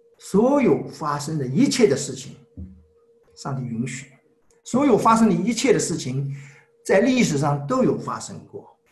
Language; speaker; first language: Chinese; native; Chinese